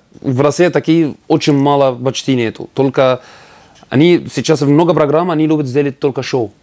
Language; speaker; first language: Russian; non-native, learner; Arabic